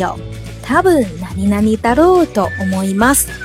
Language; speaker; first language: Japanese; non-native, fluent; Chinese